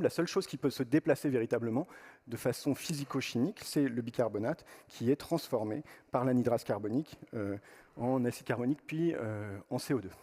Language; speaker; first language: French; native; French